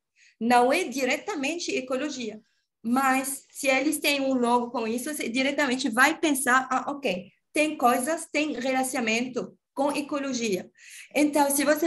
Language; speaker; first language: Portuguese; non-native, learner; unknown